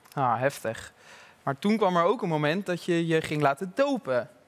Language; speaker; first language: Dutch; native; Dutch